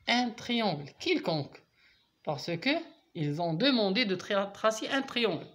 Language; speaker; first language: French; non-native, local second language; Arabic